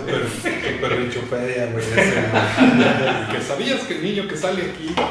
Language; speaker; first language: Spanish; native; Spanish